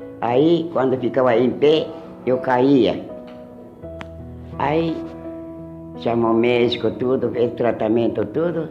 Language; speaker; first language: Portuguese; early bilingual, heritage; Japanese